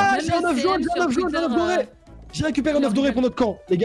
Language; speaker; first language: French; native; French